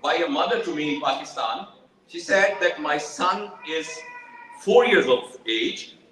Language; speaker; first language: English; non-native, local second language; Urdu